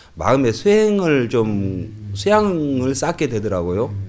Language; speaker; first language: Korean; native; Korean